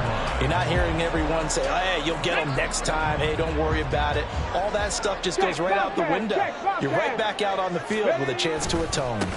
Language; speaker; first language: English; native; English